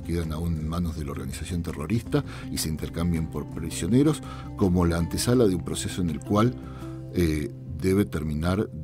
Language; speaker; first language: Spanish; native; Spanish